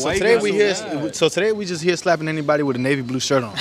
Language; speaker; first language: English; native; English